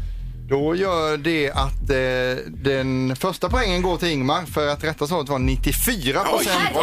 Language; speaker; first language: Swedish; native; Swedish